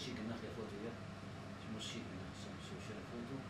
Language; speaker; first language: German; non-native, learner; Arabic